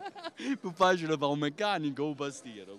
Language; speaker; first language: Italian; native; Italian